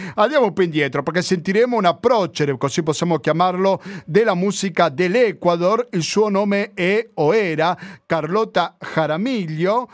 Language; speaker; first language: Italian; non-native, fluent; Spanish